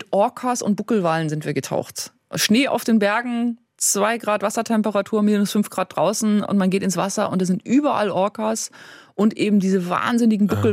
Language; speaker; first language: German; native; German